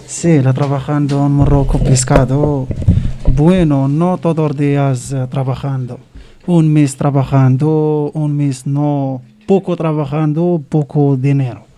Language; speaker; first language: Spanish; non-native, learner; Arabic